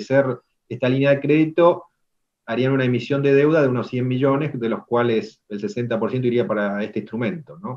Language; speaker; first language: Spanish; native; Spanish